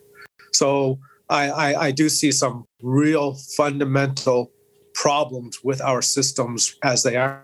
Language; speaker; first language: English; native; English